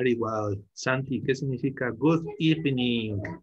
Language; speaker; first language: Spanish; native; Spanish